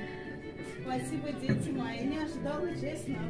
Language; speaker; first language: Russian; non-native, local second language; Turkmen